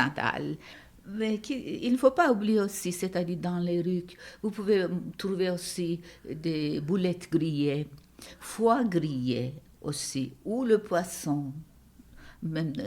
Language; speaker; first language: French; non-native, fluent; Turkish